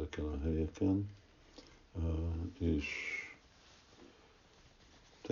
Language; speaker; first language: Hungarian; early bilingual, heritage; Hungarian